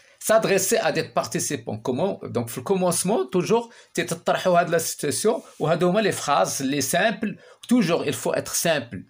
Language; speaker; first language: French; non-native, local second language; Arabic